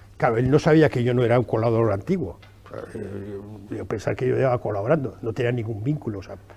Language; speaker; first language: Spanish; native; Spanish